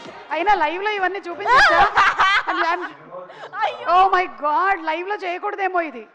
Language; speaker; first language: Telugu; native; Telugu